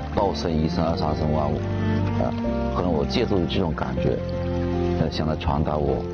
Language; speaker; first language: Chinese; native; Chinese